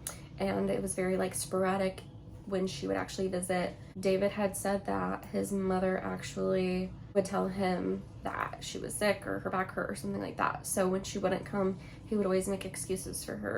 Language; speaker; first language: English; native; English